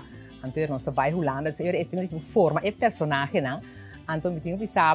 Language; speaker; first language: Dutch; non-native, local second language; Papiamento